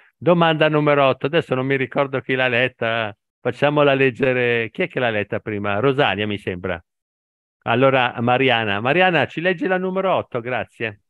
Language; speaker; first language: Italian; native; Italian